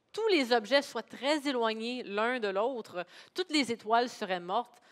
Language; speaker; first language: French; native; French